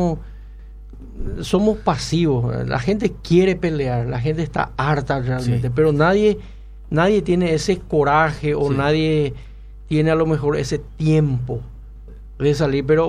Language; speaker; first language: Spanish; native; Spanish